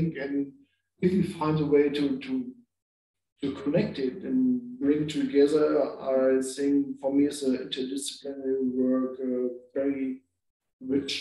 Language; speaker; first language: English; non-native, learner; German